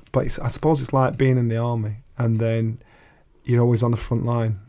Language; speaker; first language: English; native; English